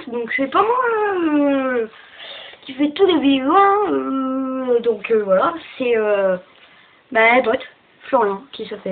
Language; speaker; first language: French; native; French